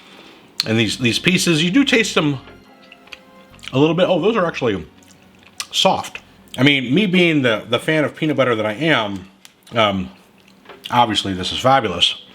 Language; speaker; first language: English; native; English